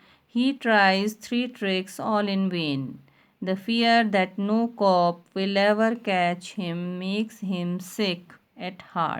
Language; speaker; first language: English; non-native, local second language; Hindi